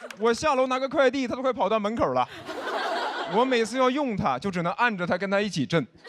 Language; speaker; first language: Chinese; native; Chinese